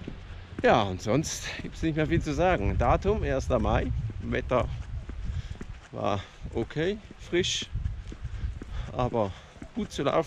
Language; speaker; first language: German; native; German